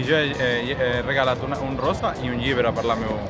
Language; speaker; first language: Catalan; non-native, local second language; Spanish